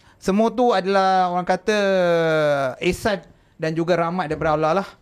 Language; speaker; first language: Malay; non-native, local second language; Tamil